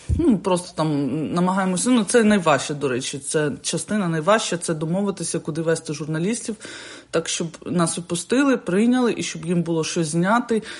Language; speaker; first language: Ukrainian; native; Ukrainian